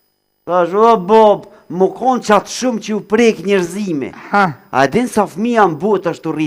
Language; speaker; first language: Albanian; native; Albanian